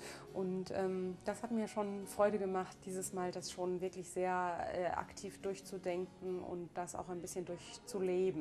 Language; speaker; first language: German; native; German